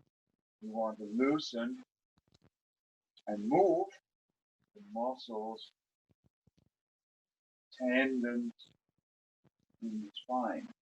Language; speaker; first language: English; native; English